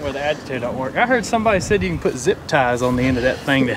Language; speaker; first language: English; native; English